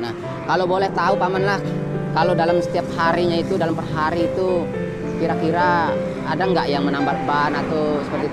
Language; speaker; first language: Indonesian; non-native, local second language; Sasak